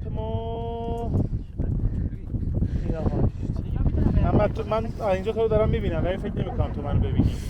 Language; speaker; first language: Persian; native; Persian